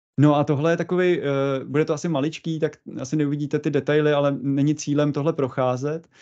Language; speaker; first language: Czech; native; Czech